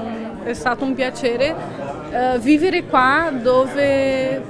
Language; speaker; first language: Italian; non-native, fluent; Portuguese